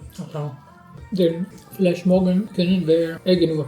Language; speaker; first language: German; non-native, learner; Filipino